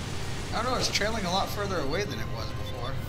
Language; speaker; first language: English; native; English